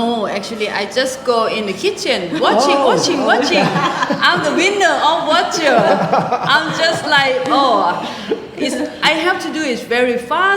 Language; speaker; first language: English; non-native, local second language; Thai